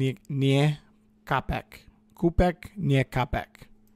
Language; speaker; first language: Polish; non-native, learner; English